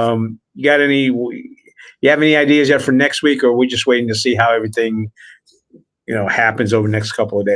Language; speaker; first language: English; native; English